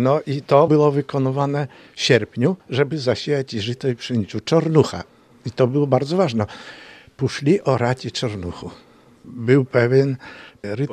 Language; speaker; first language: Polish; non-native, local second language; Ukrainian